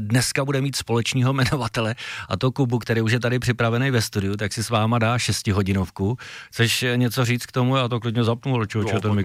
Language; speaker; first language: Czech; native; Czech